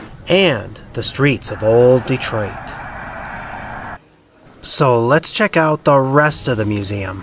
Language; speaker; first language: English; native; English